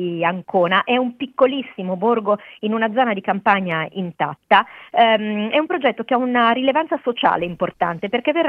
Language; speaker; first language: Italian; native; Italian